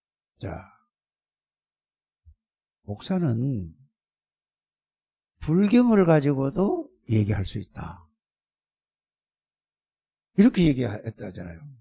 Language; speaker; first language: Korean; native; Korean